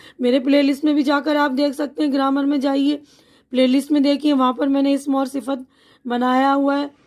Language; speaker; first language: Urdu; native; Urdu